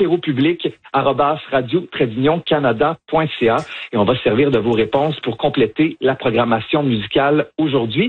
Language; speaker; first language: French; native; French